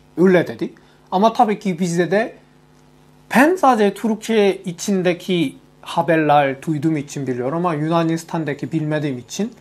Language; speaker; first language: Turkish; non-native, learner; Korean